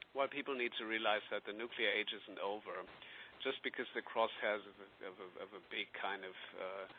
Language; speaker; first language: English; non-native, fluent; German